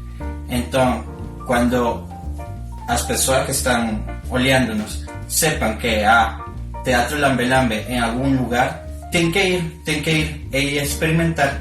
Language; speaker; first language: Portuguese; non-native, learner; Spanish